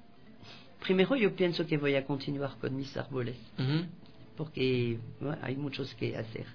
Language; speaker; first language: Spanish; non-native, fluent; French